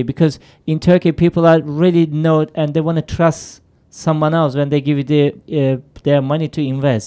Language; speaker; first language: English; non-native, fluent; Turkish